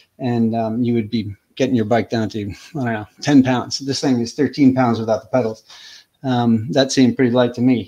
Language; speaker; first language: English; native; English